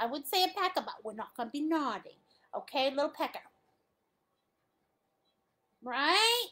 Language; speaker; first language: English; native; English